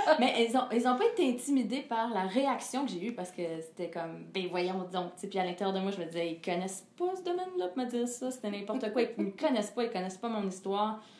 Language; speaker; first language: French; native; French